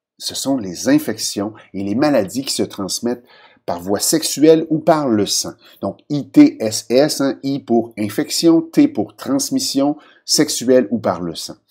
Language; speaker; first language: French; native; French